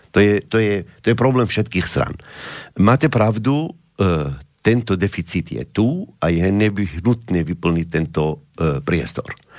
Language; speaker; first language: Slovak; non-native, fluent; Arabic